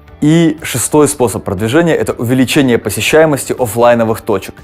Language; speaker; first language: Russian; native; Russian